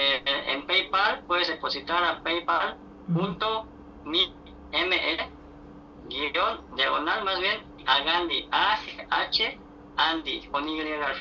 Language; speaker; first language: Spanish; native; Spanish